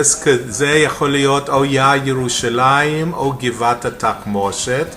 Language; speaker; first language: Hebrew; non-native, fluent; English